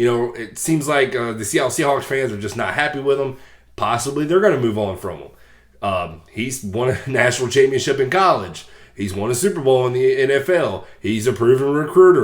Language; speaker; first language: English; native; English